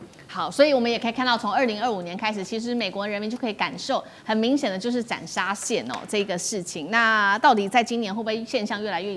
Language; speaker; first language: Chinese; native; Chinese